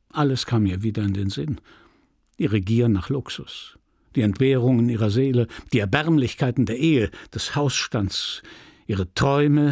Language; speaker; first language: German; native; German